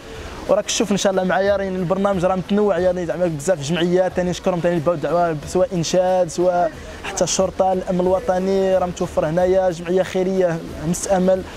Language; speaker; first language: Arabic; native; Arabic